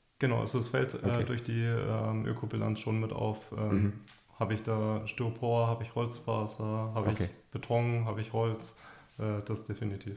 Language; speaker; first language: German; native; German